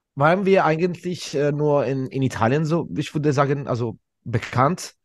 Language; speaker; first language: German; non-native, fluent; Italian